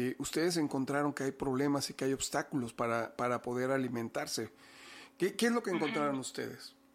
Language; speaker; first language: Spanish; native; Spanish